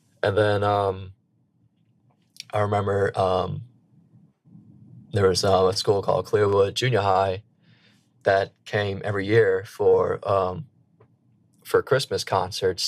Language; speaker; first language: English; native; English